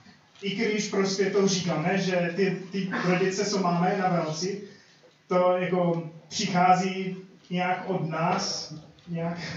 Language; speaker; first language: Czech; non-native, fluent; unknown